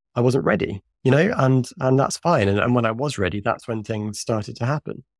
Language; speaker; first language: English; native; English